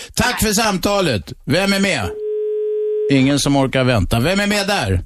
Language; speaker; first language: Swedish; native; Swedish